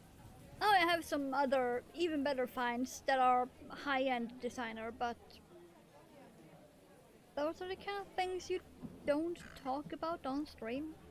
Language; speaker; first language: English; non-native, fluent; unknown